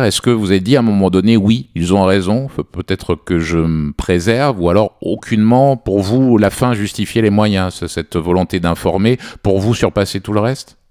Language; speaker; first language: French; native; French